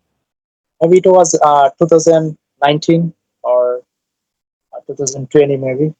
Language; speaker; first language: English; non-native, learner; Bangla